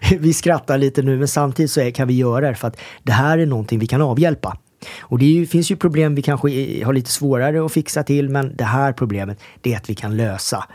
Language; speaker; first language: Swedish; early bilingual, other home language; Korean